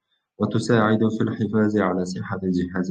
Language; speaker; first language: Arabic; non-native, fluent; Uzbek